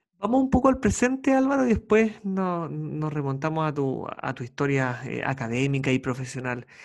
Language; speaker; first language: Spanish; native; Spanish